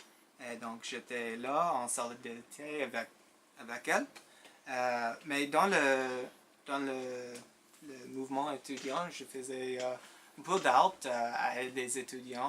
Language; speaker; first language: French; non-native, local second language; English